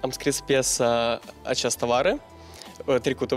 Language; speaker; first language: Romanian; non-native, local second language; Gagauz